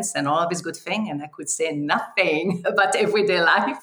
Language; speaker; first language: English; non-native, fluent; French